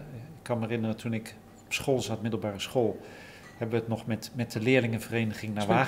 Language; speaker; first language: Dutch; native; Dutch